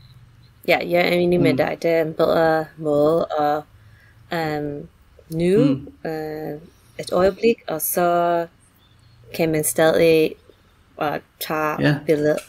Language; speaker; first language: Danish; non-native, fluent; English